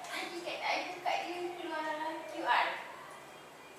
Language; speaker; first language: Malay; native; Malay